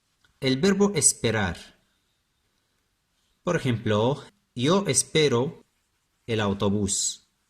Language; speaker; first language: Spanish; non-native, fluent; Arabic